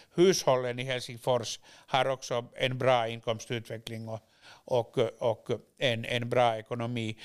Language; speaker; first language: Swedish; non-native, local second language; Finnish